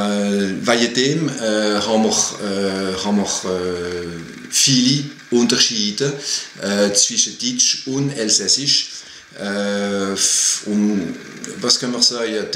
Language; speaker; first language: German; non-native, fluent; French